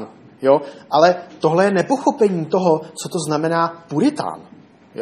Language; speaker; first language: Czech; native; Czech